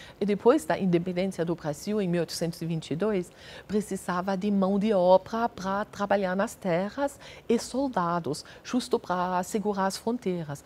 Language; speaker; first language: Portuguese; non-native, fluent; German